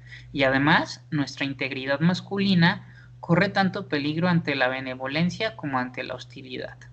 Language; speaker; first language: Spanish; native; Spanish